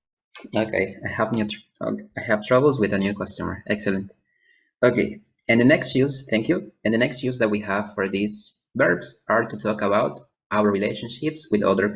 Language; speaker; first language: English; non-native, fluent; Spanish